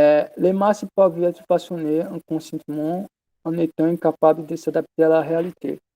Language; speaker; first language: French; non-native, learner; Portuguese